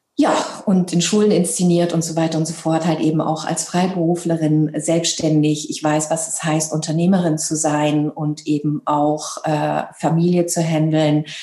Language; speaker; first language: German; native; German